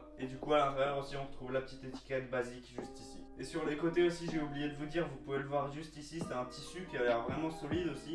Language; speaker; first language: French; native; French